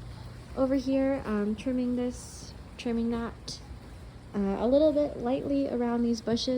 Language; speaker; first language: English; native; English